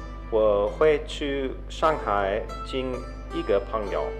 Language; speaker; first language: Chinese; non-native, learner; English